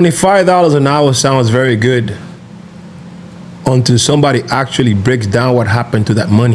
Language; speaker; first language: English; native; English